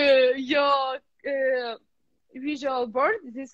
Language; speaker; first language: English; non-native, learner; Russian